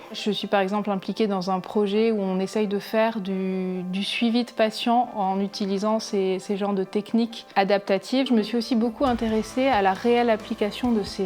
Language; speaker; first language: French; native; French